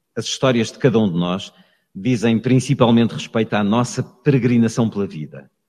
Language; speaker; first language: Portuguese; native; Portuguese